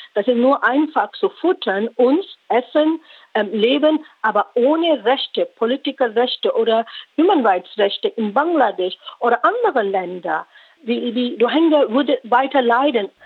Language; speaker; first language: German; non-native, learner; Rohingya